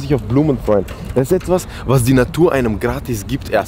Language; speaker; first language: German; early bilingual, other home language; Persian